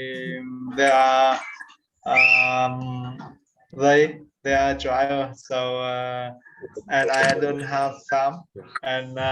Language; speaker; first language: English; non-native, learner; Vietnamese